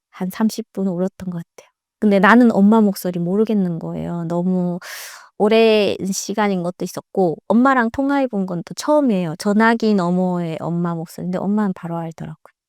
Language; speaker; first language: Korean; native; Korean